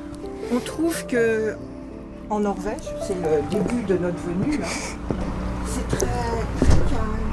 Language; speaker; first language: French; native; French